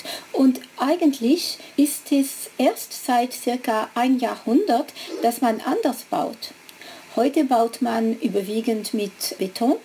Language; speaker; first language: German; non-native, fluent; French